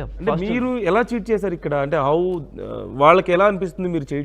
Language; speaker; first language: Telugu; native; Telugu